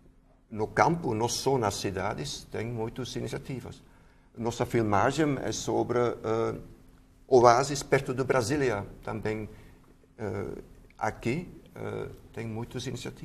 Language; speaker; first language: Portuguese; non-native, fluent; Dutch